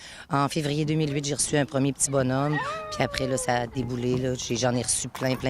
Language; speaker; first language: French; native; French